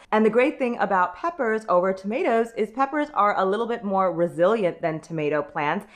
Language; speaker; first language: English; native; English